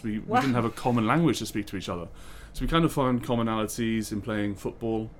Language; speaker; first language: English; native; English